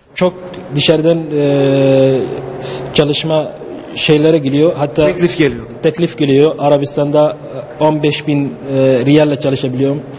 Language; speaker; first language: Turkish; non-native, learner; Arabic